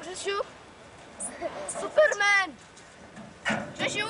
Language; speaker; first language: Polish; early bilingual, other home language; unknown